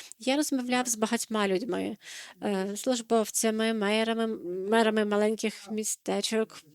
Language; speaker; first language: Ukrainian; non-native, fluent; Dutch